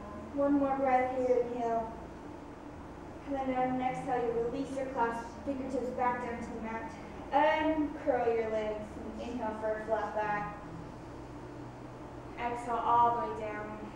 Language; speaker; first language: English; native; English